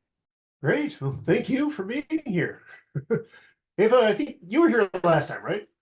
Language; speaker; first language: English; native; English